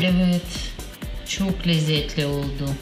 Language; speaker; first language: Turkish; non-native, learner; Russian